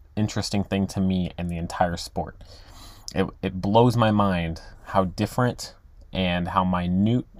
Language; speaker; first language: English; native; English